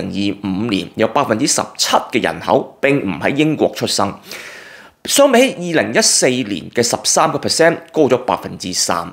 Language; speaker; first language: Cantonese; native; Cantonese